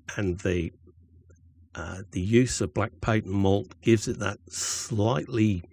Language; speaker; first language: English; native; English